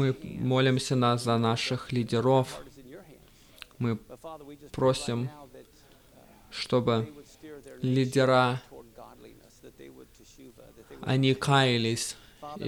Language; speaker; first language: Russian; early bilingual, heritage; Russian